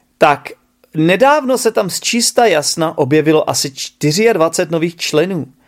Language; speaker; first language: Czech; native; Czech